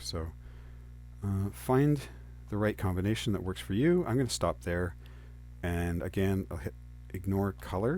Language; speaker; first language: English; native; English